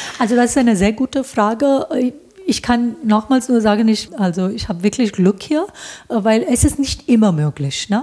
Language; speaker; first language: German; non-native, fluent; Hindi